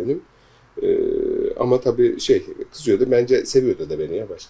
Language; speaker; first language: Turkish; native; Turkish